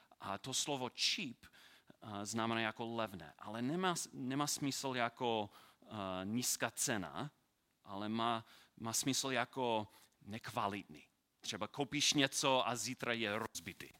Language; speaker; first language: Czech; non-native, learner; English